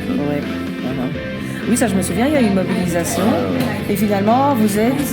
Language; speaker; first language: French; native; French